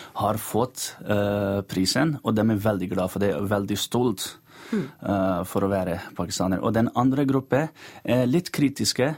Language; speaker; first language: Norwegian; non-native, fluent; Urdu